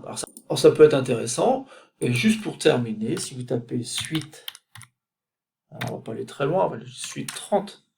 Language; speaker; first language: French; native; French